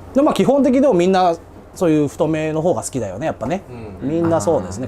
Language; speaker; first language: Japanese; native; Japanese